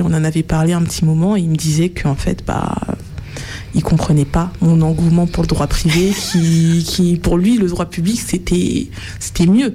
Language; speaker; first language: French; native; French